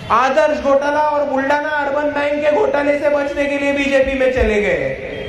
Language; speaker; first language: Hindi; non-native, local second language; Marathi